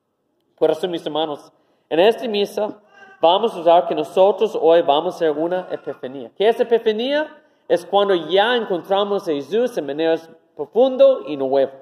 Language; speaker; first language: Spanish; non-native, fluent; English